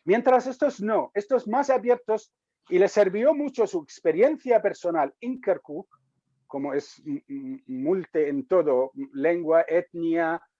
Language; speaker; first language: Spanish; non-native, fluent; Arabic